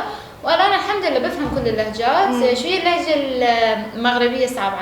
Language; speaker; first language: Arabic; non-native, fluent; Persian